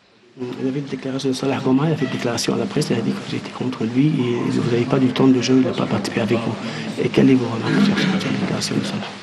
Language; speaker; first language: French; non-native, fluent; Arabic